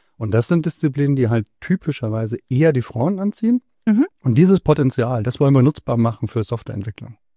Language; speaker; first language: German; native; German